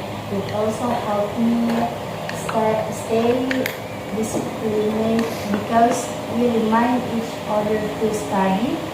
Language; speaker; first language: English; non-native, fluent; Indonesian